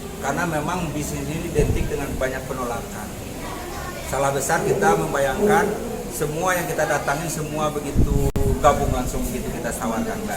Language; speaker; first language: Indonesian; non-native, local second language; Minangkabau